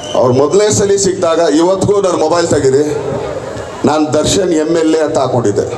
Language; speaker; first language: Kannada; native; Kannada